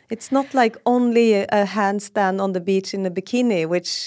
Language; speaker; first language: English; non-native, fluent; Norwegian